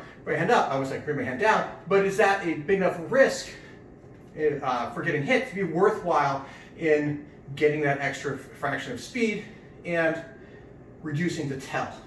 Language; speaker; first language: English; native; English